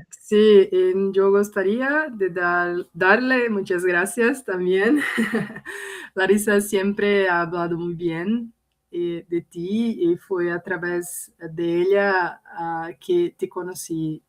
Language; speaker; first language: Spanish; non-native, learner; Portuguese